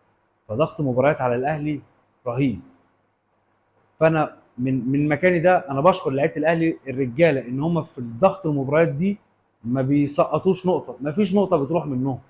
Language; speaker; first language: Arabic; native; Arabic